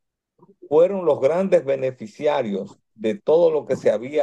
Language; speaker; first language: Spanish; native; Spanish